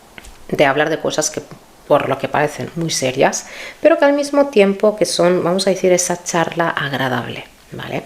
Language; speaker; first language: Spanish; native; Spanish